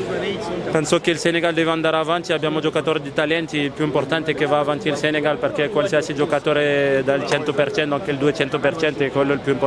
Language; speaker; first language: Italian; non-native, fluent; French